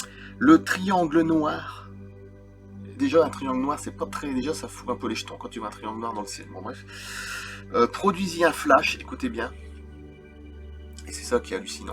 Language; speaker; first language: French; native; French